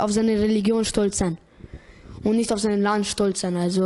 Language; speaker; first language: German; early bilingual, other home language; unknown